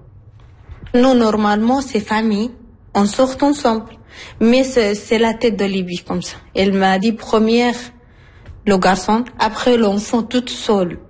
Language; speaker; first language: French; non-native, learner; Arabic